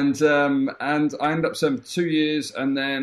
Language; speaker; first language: English; native; English